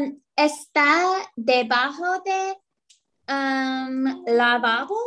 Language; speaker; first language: Spanish; non-native, learner; English